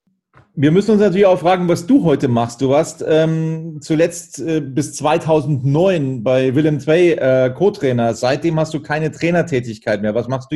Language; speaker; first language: German; native; German